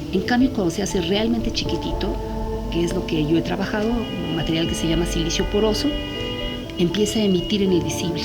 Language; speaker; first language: Spanish; native; Spanish